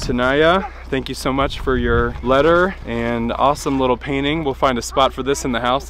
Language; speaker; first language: English; native; English